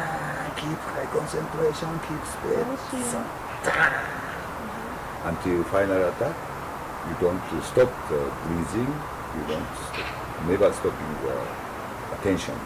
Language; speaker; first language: English; non-native, learner; Japanese